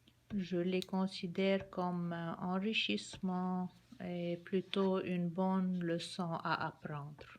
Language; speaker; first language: French; non-native, local second language; Arabic